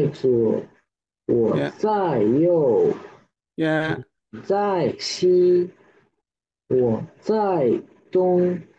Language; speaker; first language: Chinese; non-native, learner; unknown